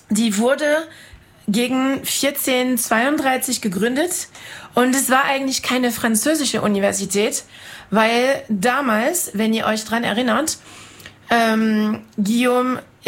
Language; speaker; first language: German; non-native, fluent; French